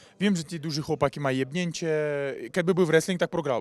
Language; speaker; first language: Polish; non-native, learner; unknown